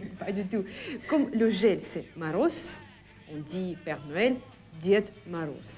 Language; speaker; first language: French; non-native, fluent; Russian